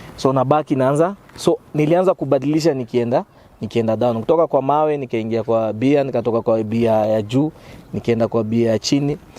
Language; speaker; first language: Swahili; native; Swahili